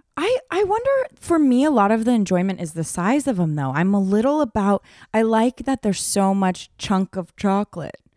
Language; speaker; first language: English; native; English